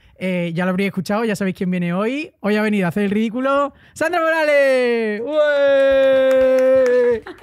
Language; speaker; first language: Spanish; native; Spanish